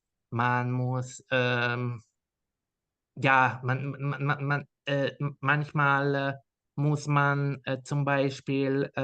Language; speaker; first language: German; non-native, learner; Dutch